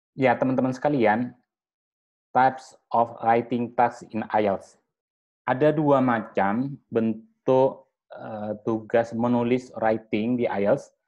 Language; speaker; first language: Indonesian; non-native, local second language; Madurese